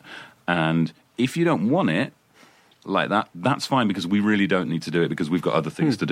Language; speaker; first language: English; native; English